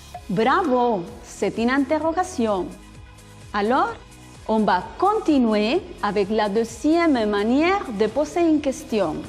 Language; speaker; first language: French; non-native, fluent; Spanish